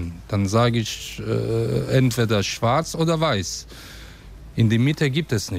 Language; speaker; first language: German; non-native, fluent; Persian